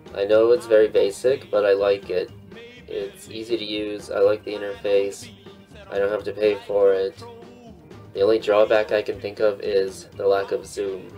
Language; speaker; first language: English; native; English